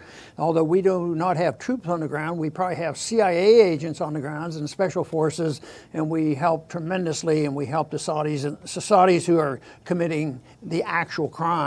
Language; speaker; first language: English; native; English